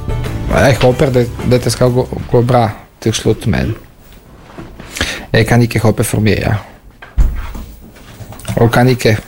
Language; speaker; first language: Norwegian; non-native, learner; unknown